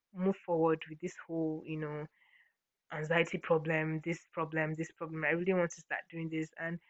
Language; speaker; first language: English; non-native, local second language; Ibibio